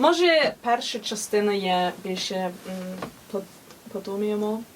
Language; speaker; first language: Ukrainian; early bilingual, heritage; English